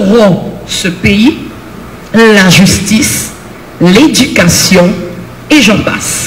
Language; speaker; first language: French; non-native, local second language; Haitian Creole